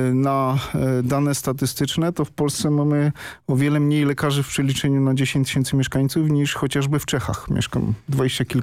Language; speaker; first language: Polish; native; Polish